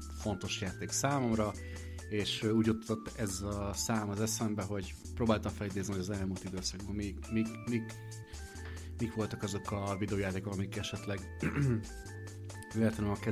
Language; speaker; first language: Hungarian; native; Hungarian